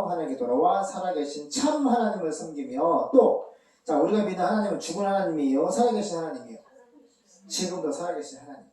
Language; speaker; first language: Korean; native; Korean